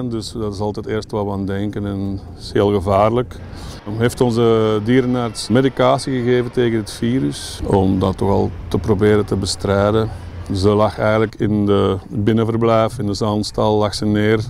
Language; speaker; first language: Dutch; native; Dutch